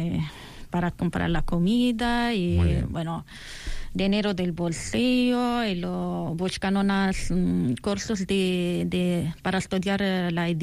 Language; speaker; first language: Spanish; non-native, learner; Arabic